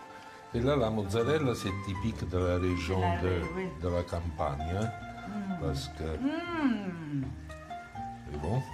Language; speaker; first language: French; non-native, fluent; Italian